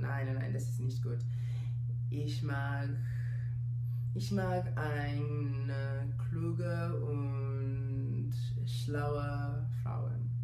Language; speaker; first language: German; non-native, learner; Spanish